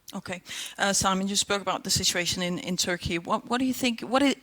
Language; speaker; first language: English; non-native, fluent; Danish